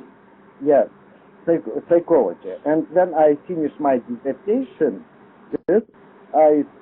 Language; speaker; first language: English; non-native, learner; Lithuanian